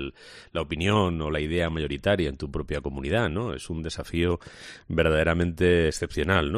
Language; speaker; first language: Spanish; native; Spanish